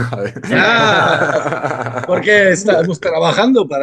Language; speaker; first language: Italian; non-native, learner; Spanish